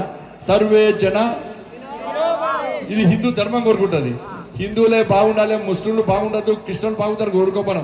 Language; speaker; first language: Telugu; native; Telugu